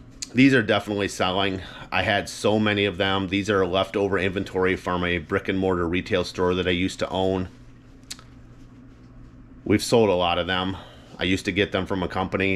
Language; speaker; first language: English; native; English